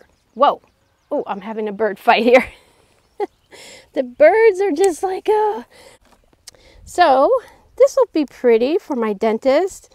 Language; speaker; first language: English; native; English